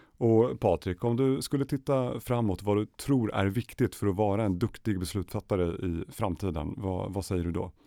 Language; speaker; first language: Swedish; native; Swedish